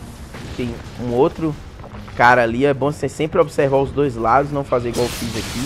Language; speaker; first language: Portuguese; native; Portuguese